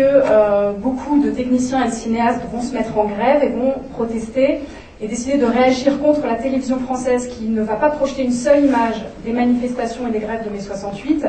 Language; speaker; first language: French; native; French